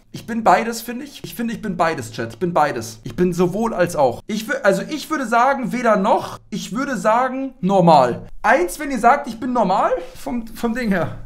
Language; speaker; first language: German; native; German